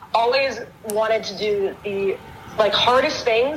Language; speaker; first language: English; native; English